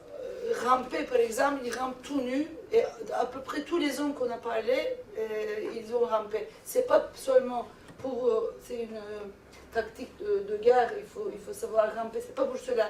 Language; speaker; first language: French; non-native, fluent; Turkish